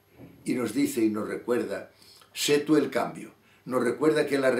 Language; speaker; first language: Spanish; native; Spanish